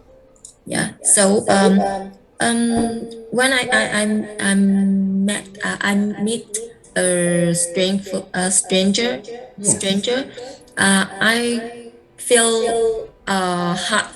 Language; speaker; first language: English; non-native, learner; Vietnamese